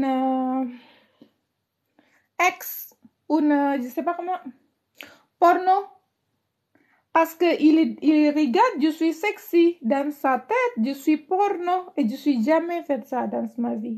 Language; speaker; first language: French; non-native, learner; Indonesian